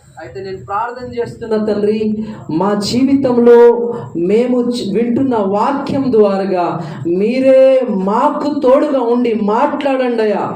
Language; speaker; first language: Telugu; non-native, fluent; Hindi